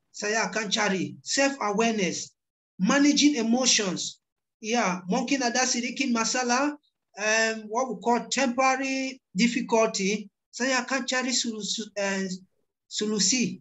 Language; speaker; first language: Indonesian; non-native, learner; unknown